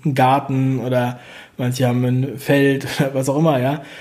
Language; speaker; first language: German; native; German